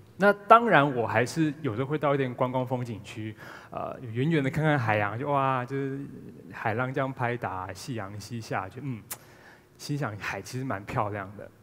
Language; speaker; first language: Chinese; native; Chinese